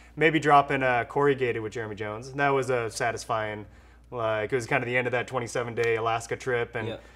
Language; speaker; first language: English; native; English